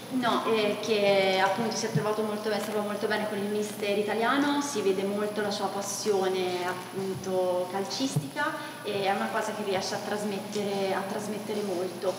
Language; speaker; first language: Italian; native; Italian